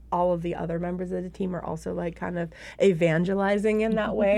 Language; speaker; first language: English; native; English